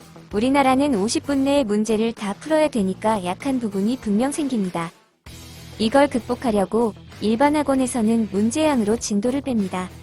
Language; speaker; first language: Korean; native; Korean